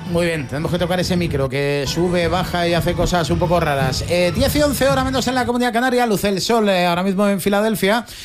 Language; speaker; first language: Spanish; native; Spanish